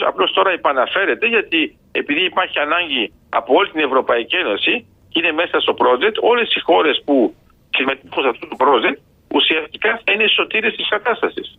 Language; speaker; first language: Greek; early bilingual, heritage; Greek